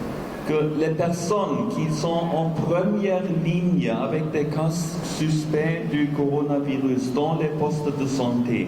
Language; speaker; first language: French; non-native, fluent; German